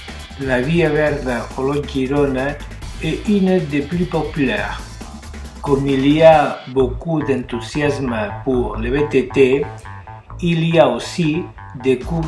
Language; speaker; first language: French; non-native, learner; Spanish